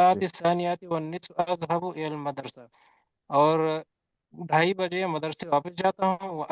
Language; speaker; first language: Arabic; non-native, learner; Urdu